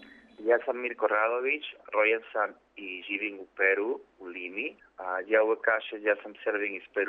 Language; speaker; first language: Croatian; early bilingual, heritage; Spanish